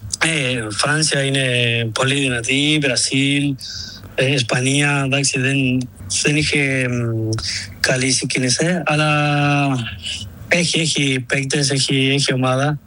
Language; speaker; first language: Greek; non-native, learner; Spanish